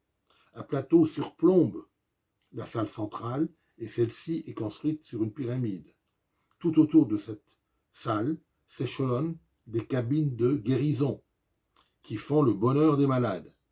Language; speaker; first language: French; native; French